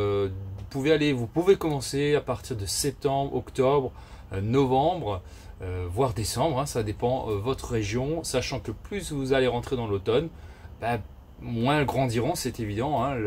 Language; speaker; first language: French; native; French